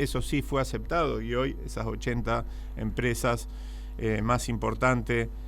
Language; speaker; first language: Spanish; native; Spanish